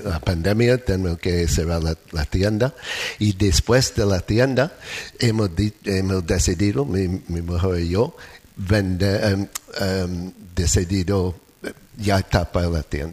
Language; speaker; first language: Spanish; non-native, fluent; English